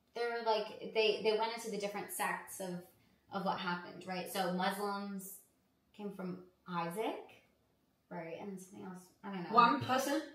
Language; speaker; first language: English; native; English